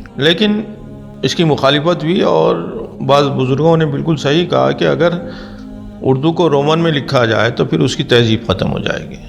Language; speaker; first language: Urdu; native; Urdu